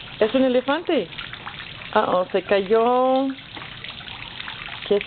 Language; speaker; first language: Spanish; non-native, fluent; English